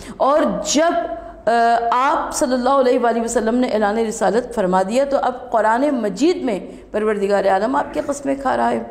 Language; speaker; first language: Urdu; native; Urdu